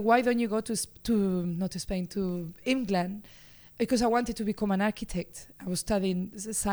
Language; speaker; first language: English; non-native, fluent; Spanish